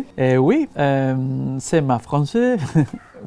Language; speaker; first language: French; non-native, learner; Spanish